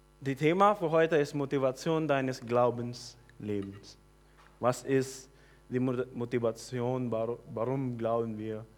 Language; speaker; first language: German; non-native, learner; Filipino